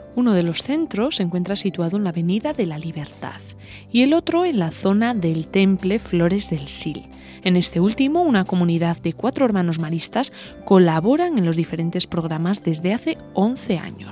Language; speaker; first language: Spanish; native; Spanish